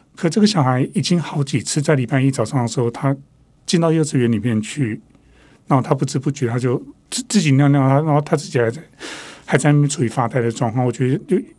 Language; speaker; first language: Chinese; non-native, local second language; Min Nan Chinese